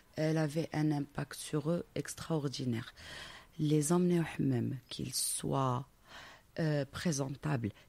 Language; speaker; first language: French; non-native, local second language; Arabic